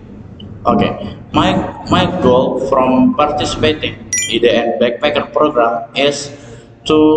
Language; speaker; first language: English; non-native, learner; Indonesian